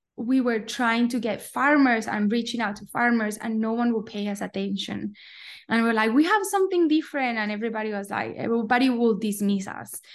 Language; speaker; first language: English; non-native, fluent; Spanish